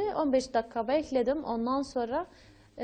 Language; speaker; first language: Turkish; non-native, learner; Arabic